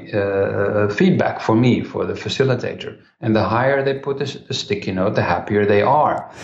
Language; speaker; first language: English; non-native, fluent; Dutch